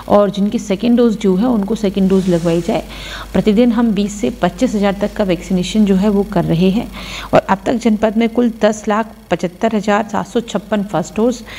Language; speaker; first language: Hindi; native; Hindi